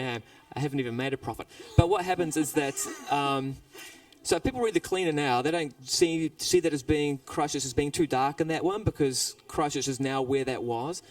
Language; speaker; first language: English; native; English